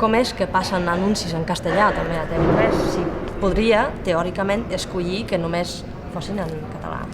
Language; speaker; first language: Catalan; non-native, fluent; German